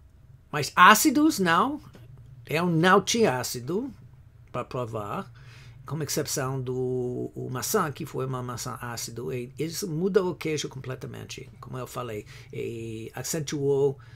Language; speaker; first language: Portuguese; non-native, fluent; English